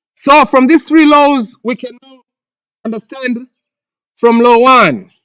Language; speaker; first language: English; non-native, local second language; Swahili